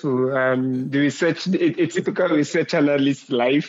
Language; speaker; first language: English; non-native, local second language; Yoruba